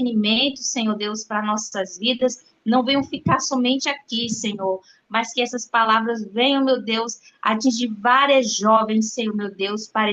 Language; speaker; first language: Portuguese; native; Portuguese